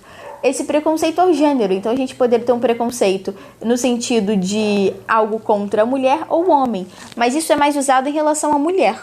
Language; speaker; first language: Portuguese; native; Portuguese